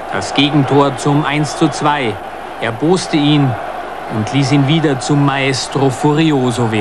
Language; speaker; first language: German; native; German